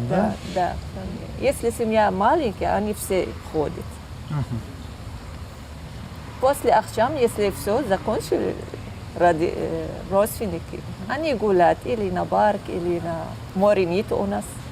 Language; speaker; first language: Russian; non-native, learner; Turkish